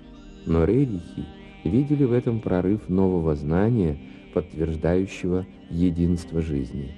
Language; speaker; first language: Russian; native; Russian